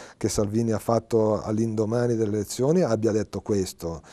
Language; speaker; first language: Italian; native; Italian